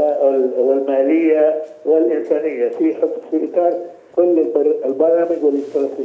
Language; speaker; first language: Arabic; native; Arabic